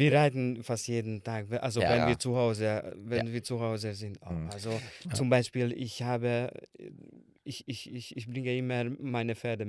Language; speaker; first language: German; non-native, learner; Hungarian